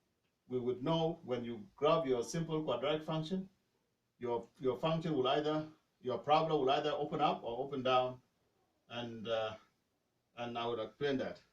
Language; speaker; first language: English; non-native, fluent; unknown